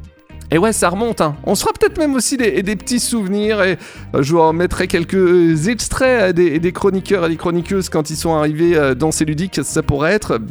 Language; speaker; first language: French; native; French